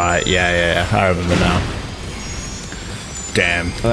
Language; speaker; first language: English; native; English